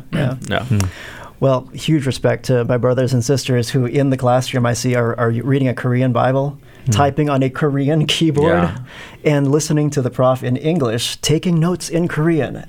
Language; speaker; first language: English; non-native, local second language; Filipino